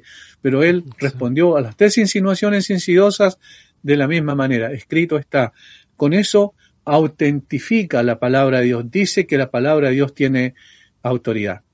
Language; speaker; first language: Spanish; native; Spanish